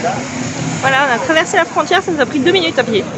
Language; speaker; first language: French; native; French